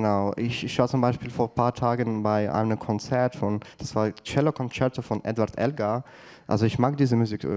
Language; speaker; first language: German; non-native, fluent; Ukrainian